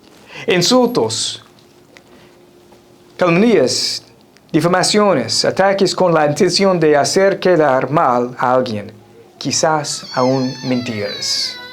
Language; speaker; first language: Spanish; non-native, fluent; English